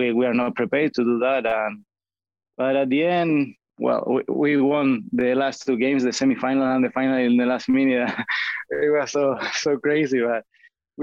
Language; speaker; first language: English; non-native, fluent; Spanish